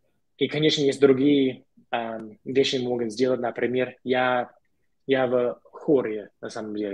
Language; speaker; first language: Russian; non-native, learner; English